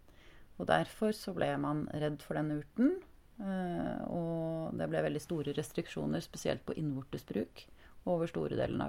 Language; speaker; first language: Norwegian; native; Norwegian